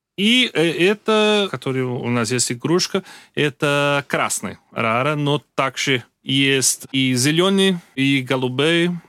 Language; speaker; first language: Russian; non-native, learner; Portuguese